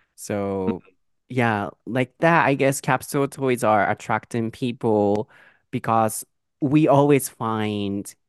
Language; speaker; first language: English; non-native, fluent; Japanese